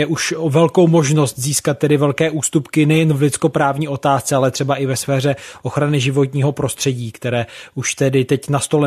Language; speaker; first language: Czech; native; Czech